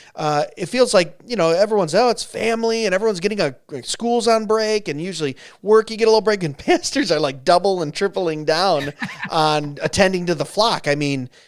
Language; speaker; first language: English; native; English